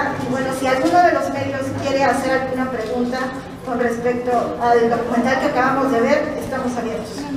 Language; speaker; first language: Spanish; native; Spanish